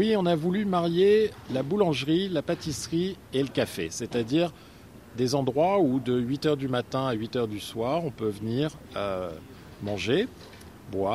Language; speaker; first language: French; native; French